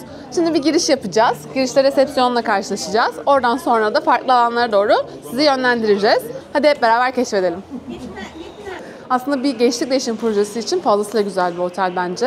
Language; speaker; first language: Turkish; native; Turkish